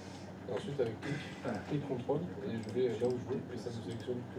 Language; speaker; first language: French; native; French